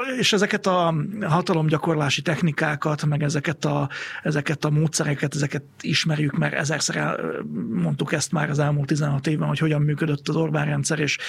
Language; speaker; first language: Hungarian; native; Hungarian